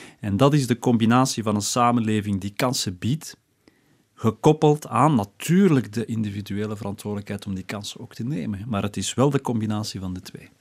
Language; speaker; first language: Dutch; early bilingual, other home language; Berber languages